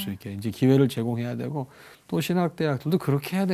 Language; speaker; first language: Korean; native; Korean